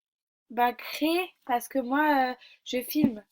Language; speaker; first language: French; native; French